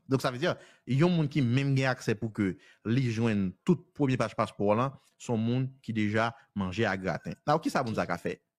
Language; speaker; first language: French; non-native, local second language; Haitian Creole